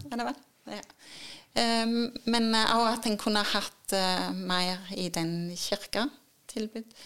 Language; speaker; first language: Norwegian; native; Norwegian